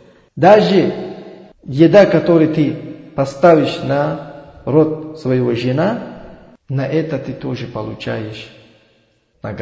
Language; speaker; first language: Russian; non-native, learner; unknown